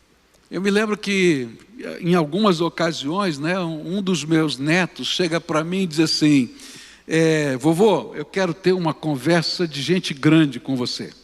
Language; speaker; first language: Portuguese; native; Portuguese